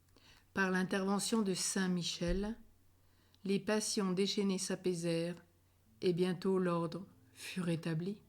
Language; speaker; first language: French; native; French